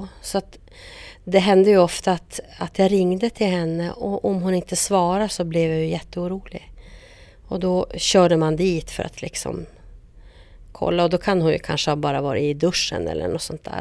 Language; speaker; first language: Swedish; native; Swedish